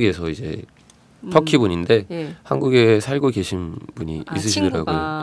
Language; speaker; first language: Korean; non-native, fluent; Turkish